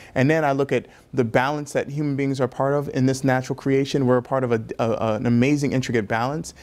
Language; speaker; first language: English; native; English